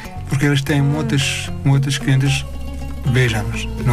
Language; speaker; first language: Portuguese; non-native, learner; Arabic